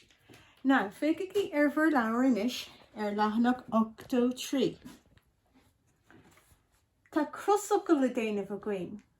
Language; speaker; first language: Irish; non-native, local second language; English